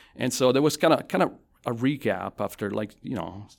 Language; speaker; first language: English; non-native, fluent; Italian